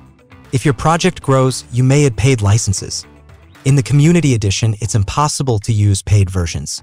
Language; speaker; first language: English; non-native, fluent; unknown